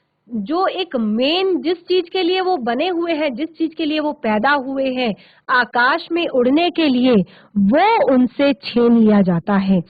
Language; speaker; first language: Hindi; native; Hindi